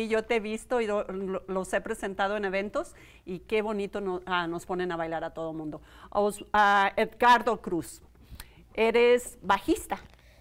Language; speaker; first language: Spanish; native; Spanish